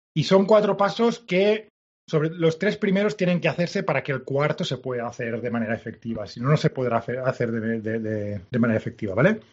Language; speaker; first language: Spanish; native; Spanish